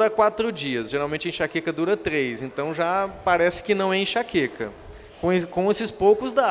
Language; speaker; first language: Portuguese; native; Portuguese